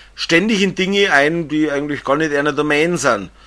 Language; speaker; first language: German; native; German